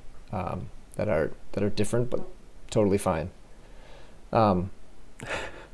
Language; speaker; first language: English; native; English